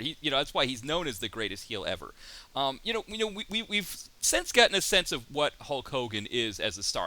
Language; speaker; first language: English; native; English